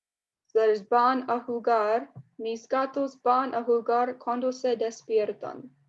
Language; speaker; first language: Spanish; non-native, fluent; English